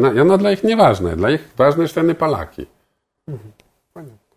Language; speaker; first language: Polish; non-native, local second language; Belarusian